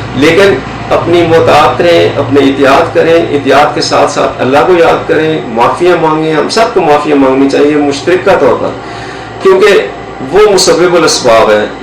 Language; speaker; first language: Urdu; non-native, local second language; Punjabi